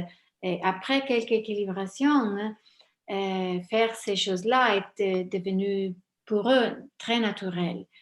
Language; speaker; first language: French; non-native, fluent; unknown